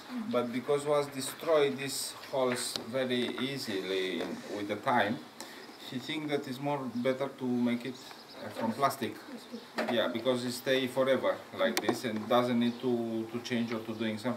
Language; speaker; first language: English; non-native, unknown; Romanian